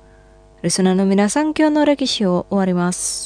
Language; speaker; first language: Japanese; non-native, fluent; Indonesian